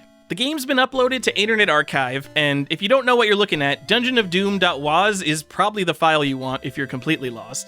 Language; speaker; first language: English; native; English